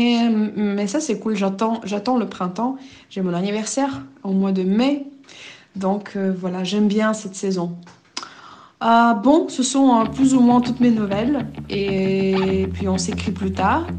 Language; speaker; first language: French; non-native, fluent; Ukrainian